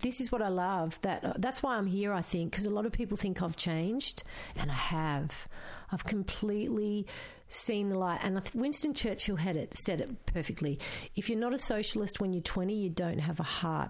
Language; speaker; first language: English; non-native, local second language; Croatian